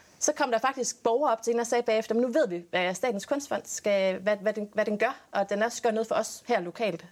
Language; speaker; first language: Danish; native; Danish